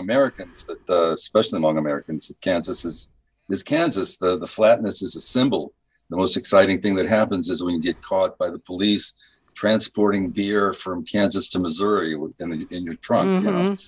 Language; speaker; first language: English; native; English